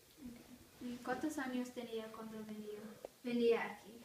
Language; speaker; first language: Spanish; non-native, learner; English